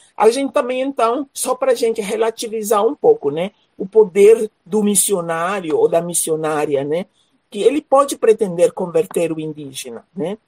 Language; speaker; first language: Portuguese; non-native, fluent; Spanish